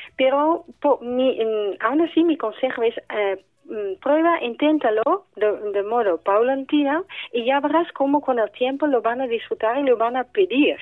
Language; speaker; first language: Spanish; non-native, fluent; Dutch